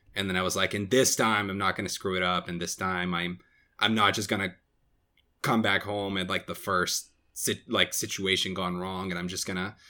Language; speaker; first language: English; non-native, fluent; Portuguese